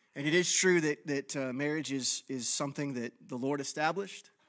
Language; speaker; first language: English; native; English